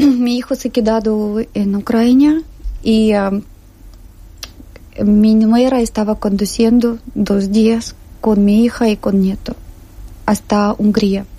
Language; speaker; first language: Spanish; non-native, learner; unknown